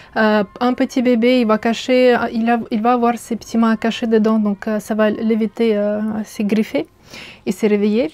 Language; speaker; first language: French; non-native, fluent; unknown